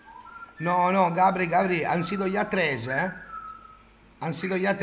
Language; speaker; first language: Spanish; non-native, learner; Italian